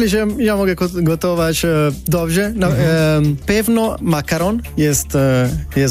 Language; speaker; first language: Polish; non-native, learner; Italian